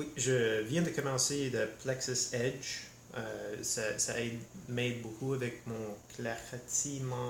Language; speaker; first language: French; non-native, learner; English